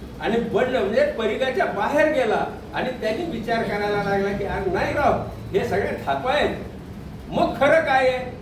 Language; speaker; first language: Marathi; non-native, local second language; Urdu